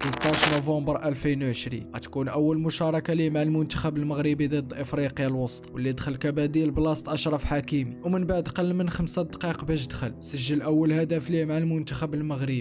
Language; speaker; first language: Arabic; native; Arabic